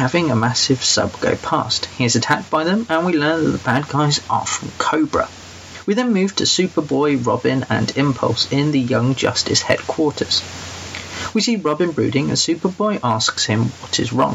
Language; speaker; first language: English; native; English